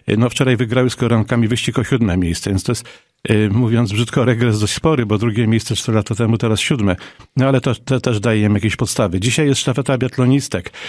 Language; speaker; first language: Polish; native; Polish